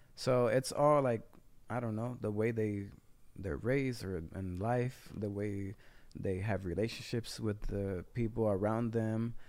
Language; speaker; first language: English; non-native, fluent; Spanish